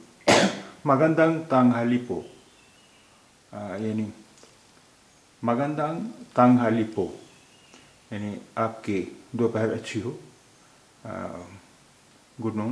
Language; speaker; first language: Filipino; non-native, fluent; Hindi